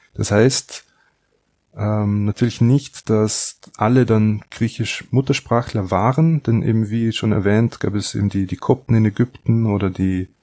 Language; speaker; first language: German; native; German